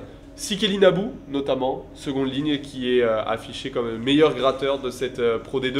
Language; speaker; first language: French; native; French